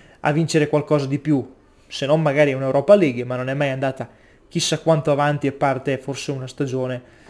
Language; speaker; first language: Italian; native; Italian